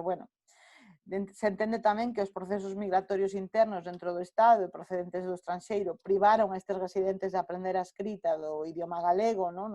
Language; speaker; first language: Galician; non-native, local second language; Spanish